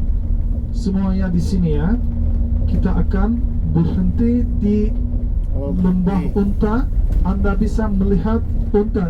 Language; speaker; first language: Indonesian; non-native, fluent; Turkish